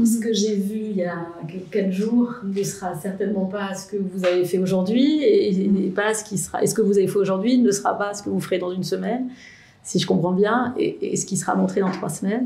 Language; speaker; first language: French; native; French